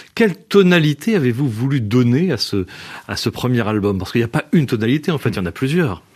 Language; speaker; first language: French; native; French